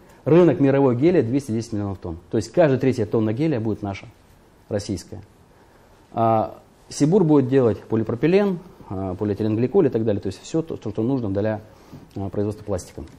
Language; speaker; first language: Russian; native; Russian